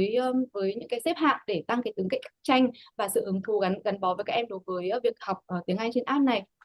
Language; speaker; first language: Vietnamese; native; Vietnamese